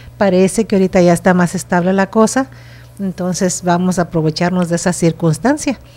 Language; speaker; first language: Spanish; native; Spanish